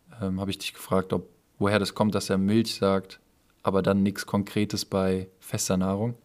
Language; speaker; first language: German; native; German